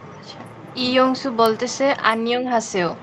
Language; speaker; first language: Korean; non-native, learner; Bangla